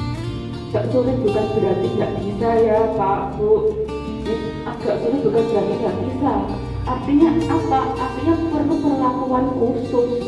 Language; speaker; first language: Indonesian; non-native, local second language; Javanese